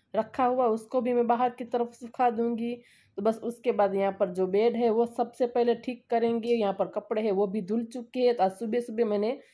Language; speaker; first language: Hindi; non-native, local second language; Gujarati